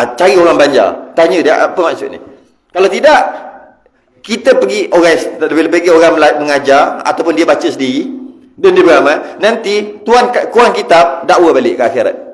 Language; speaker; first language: Malay; native; Malay